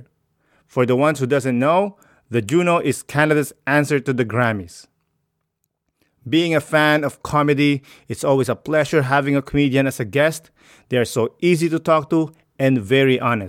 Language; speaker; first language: English; non-native, local second language; Filipino